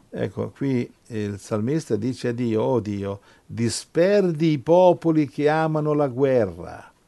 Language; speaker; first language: Italian; non-native, fluent; English